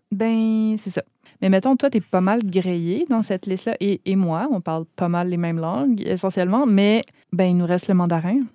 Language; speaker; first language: French; native; French